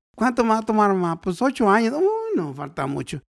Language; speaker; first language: Spanish; native; Spanish